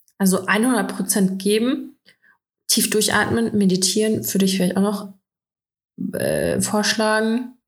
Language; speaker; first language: German; early bilingual, other home language; Russian